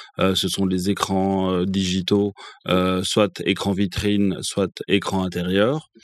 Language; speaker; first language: French; native; French